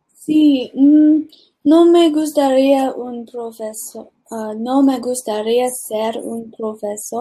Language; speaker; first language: Spanish; early bilingual, heritage; English